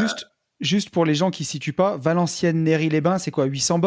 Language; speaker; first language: French; native; French